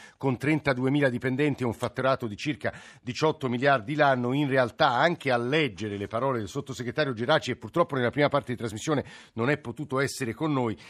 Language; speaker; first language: Italian; native; Italian